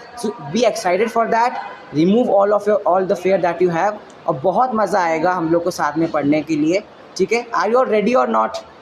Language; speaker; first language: Hindi; native; Hindi